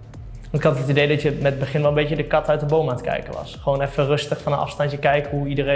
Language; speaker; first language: Dutch; native; Dutch